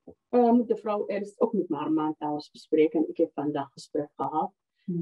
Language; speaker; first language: Dutch; non-native, fluent; Arabic